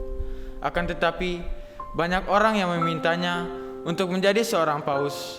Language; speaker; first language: Indonesian; native; Indonesian